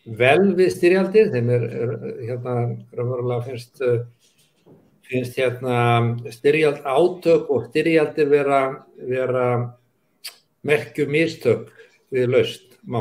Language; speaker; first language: Icelandic; native; Icelandic